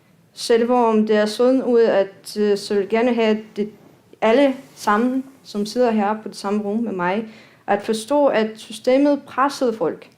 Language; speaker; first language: Danish; non-native, fluent; Russian